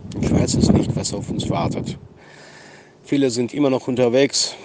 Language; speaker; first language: German; non-native, fluent; Armenian